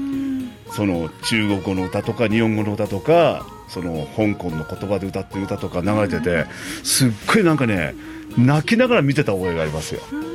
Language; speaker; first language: Japanese; native; Japanese